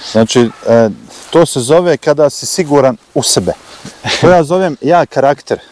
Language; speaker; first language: Croatian; native; Croatian